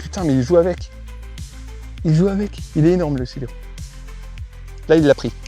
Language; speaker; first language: French; native; French